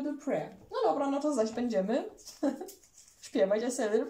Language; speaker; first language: Polish; early bilingual, heritage; German